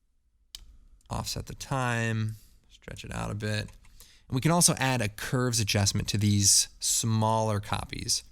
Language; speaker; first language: English; native; English